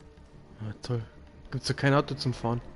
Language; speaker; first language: German; native; German